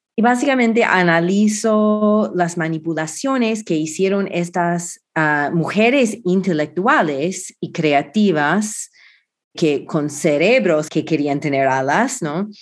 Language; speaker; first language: Spanish; non-native, fluent; English